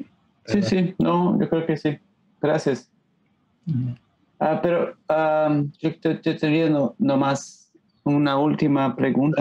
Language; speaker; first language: Spanish; non-native, learner; Portuguese